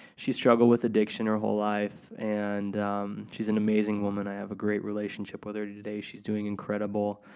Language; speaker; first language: English; native; English